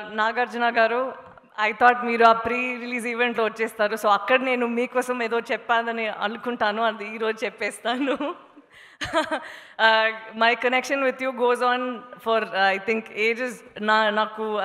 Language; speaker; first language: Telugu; non-native, fluent; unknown